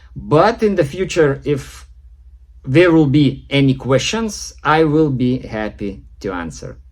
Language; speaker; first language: English; non-native, fluent; Lithuanian